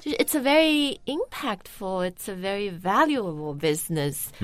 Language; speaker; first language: English; non-native, fluent; Chinese